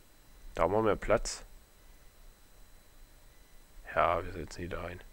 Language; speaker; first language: German; native; German